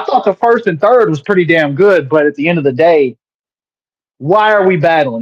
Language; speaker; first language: English; native; English